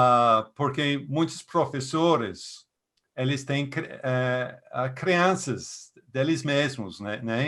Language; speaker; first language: Portuguese; non-native, fluent; English